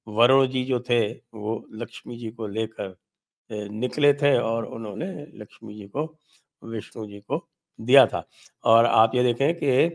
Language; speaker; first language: Hindi; native; Hindi